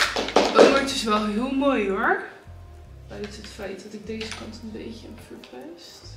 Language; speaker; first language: Dutch; native; Dutch